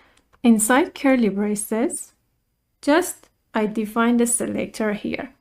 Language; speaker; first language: English; non-native, fluent; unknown